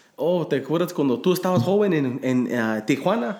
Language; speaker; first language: Spanish; early bilingual, other home language; English